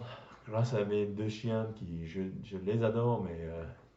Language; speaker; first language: French; non-native, learner; English